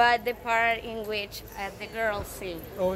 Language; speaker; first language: English; non-native, fluent; Spanish